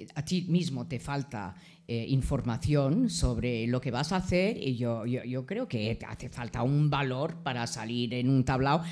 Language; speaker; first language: Spanish; non-native, fluent; English